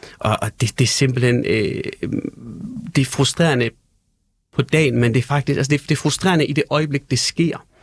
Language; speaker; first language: Danish; early bilingual, other home language; Persian